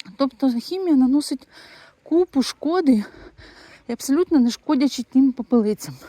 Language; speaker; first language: Ukrainian; non-native, local second language; Russian